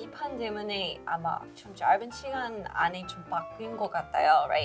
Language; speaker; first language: Korean; non-native, fluent; English